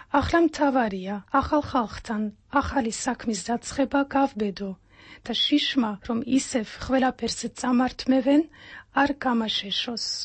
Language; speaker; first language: Georgian; non-native, fluent; Dutch